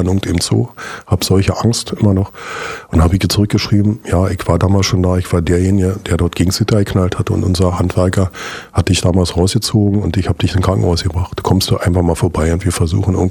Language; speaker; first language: German; native; German